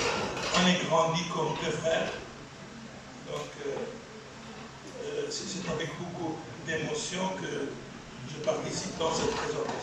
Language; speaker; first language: French; non-native, local second language; Arabic